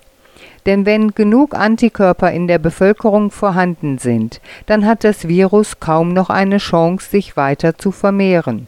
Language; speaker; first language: German; native; German